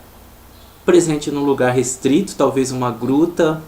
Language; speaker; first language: Portuguese; native; Portuguese